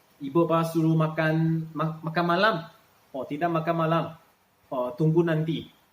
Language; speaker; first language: Malay; non-native, local second language; Chinese